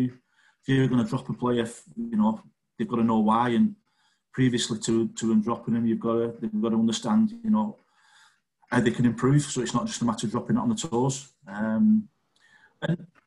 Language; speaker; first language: English; native; English